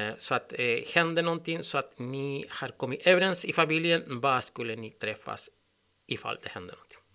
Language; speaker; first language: Swedish; non-native, learner; Spanish